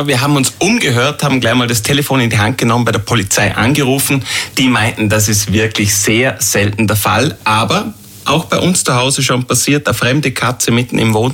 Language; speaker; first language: German; native; German